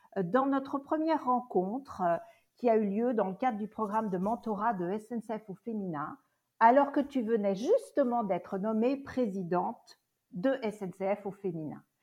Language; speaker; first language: French; native; French